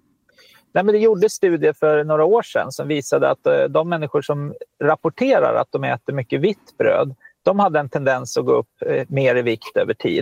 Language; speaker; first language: Swedish; native; Swedish